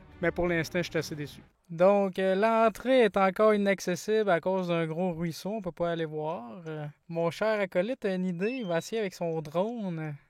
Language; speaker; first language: French; native; French